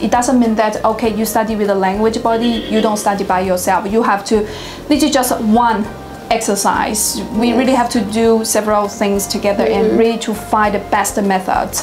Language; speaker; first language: English; non-native, fluent; Chinese